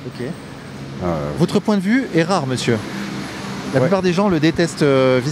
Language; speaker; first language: French; native; French